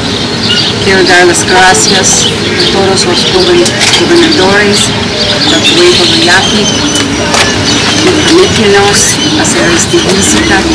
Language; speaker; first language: Spanish; non-native, fluent; English